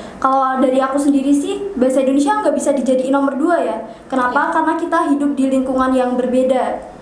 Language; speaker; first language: Indonesian; non-native, local second language; Javanese